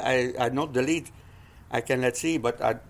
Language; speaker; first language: English; non-native, learner; Dutch